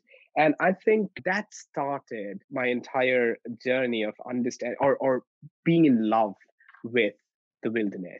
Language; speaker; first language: English; non-native, local second language; Bangla